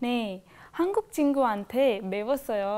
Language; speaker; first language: Korean; non-native, fluent; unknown